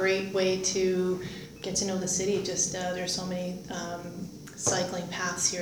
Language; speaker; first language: English; native; English